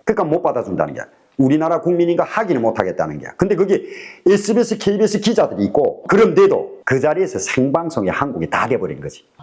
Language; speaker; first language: Korean; native; Korean